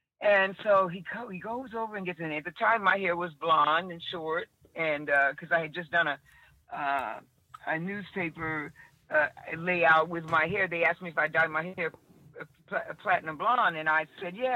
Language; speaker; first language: English; native; English